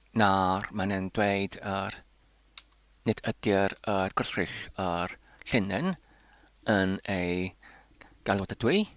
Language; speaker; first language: Welsh; non-native, learner; Polish